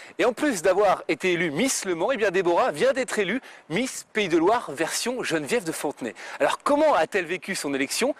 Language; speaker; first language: French; native; French